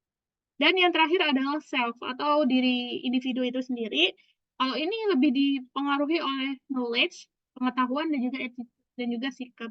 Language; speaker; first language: Indonesian; native; Indonesian